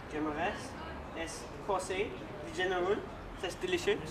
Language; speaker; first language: French; non-native, learner; English